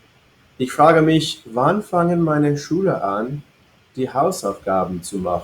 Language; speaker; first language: German; non-native, fluent; English